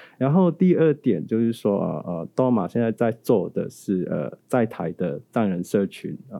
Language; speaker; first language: Chinese; native; Chinese